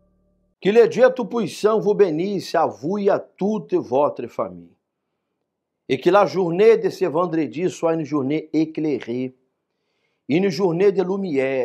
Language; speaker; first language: French; non-native, fluent; Portuguese